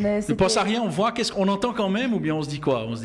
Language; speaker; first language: French; native; French